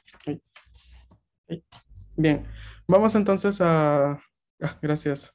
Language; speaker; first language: Spanish; native; Spanish